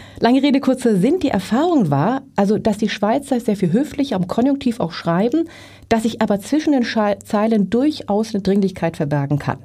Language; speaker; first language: German; native; German